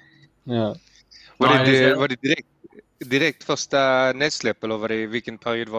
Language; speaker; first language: Swedish; early bilingual, heritage; Swedish